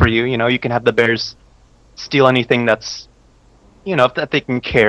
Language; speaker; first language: English; non-native, fluent; Spanish